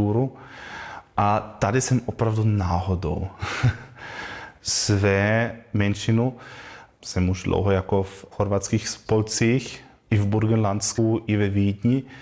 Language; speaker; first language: Czech; non-native, fluent; German